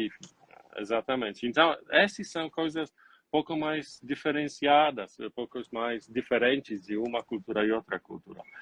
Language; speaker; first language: Portuguese; non-native, learner; Polish